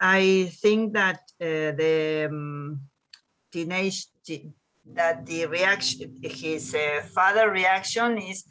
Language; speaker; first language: English; non-native, learner; Spanish